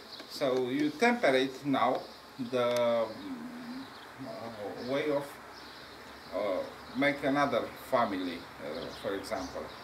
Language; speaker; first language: English; non-native, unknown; Romanian